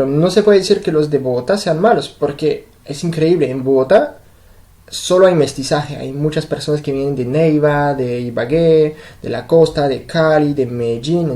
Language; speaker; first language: Spanish; non-native, fluent; French